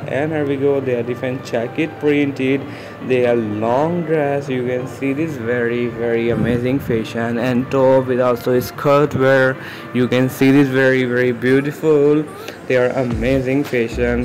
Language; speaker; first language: English; non-native, learner; Urdu